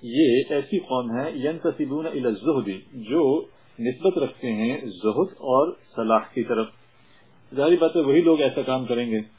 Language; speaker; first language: Urdu; non-native, local second language; Punjabi